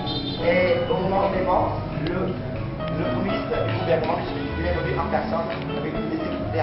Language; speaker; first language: French; non-native, learner; Vietnamese